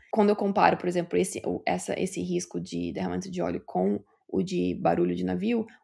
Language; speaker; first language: Portuguese; native; Portuguese